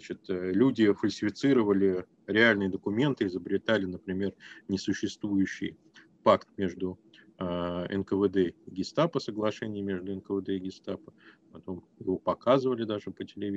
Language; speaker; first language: Russian; native; Russian